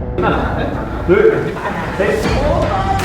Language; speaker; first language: Korean; native; Korean